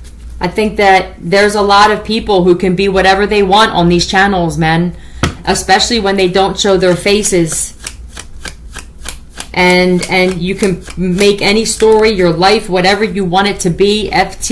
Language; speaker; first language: English; native; English